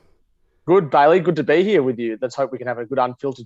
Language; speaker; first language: English; native; English